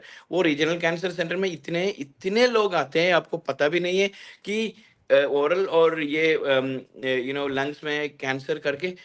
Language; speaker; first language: Hindi; non-native, local second language; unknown